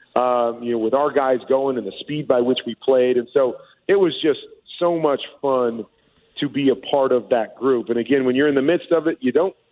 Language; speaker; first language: English; native; English